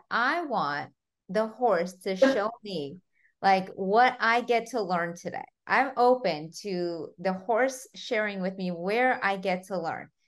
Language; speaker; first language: English; early bilingual, other home language; Armenian